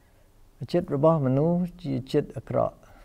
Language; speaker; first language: Khmer; non-native, fluent; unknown